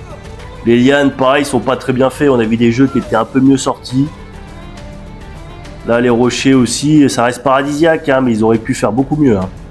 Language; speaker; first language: French; native; French